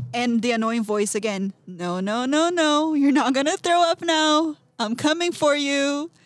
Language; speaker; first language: English; non-native, fluent; Portuguese